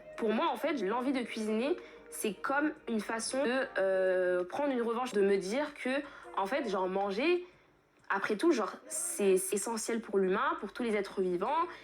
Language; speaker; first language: French; early bilingual, other home language; Fula